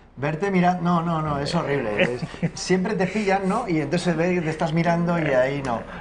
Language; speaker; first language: Spanish; native; Spanish